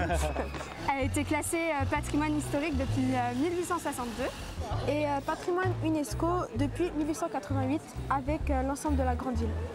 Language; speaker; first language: French; native; French